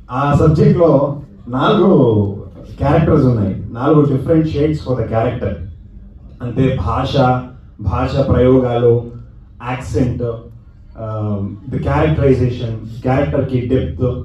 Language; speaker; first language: Telugu; non-native, learner; Kannada